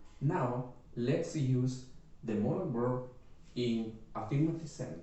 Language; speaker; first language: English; non-native, fluent; Spanish